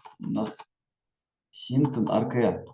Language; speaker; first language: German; non-native, fluent; Turkish